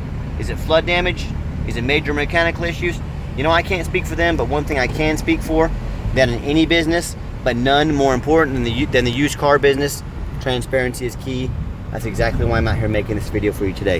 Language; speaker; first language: English; native; English